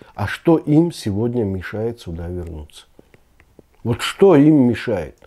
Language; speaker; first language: Russian; non-native, local second language; Abkhazian